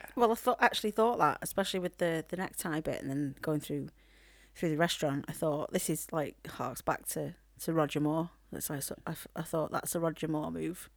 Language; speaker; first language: English; native; English